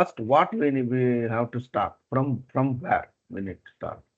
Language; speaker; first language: English; non-native, learner; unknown